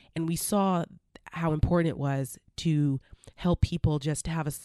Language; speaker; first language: English; native; English